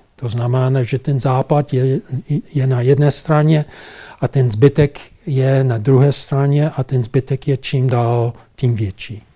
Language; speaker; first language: Czech; non-native, fluent; English